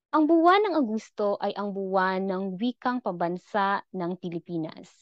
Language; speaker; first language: Filipino; non-native, local second language; Cebuano